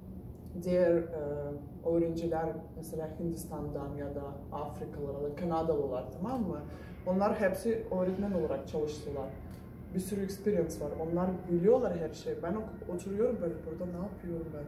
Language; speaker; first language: Turkish; non-native, fluent; Russian